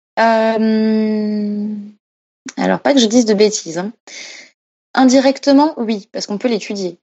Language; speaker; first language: French; native; French